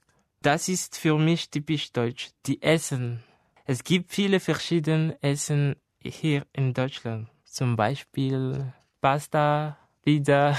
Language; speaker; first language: German; non-native, learner; Malagasy